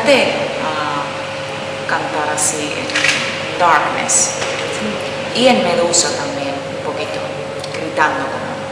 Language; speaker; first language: Spanish; non-native, fluent; Finnish